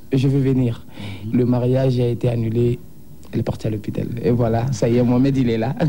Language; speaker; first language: French; non-native, local second language; Bambara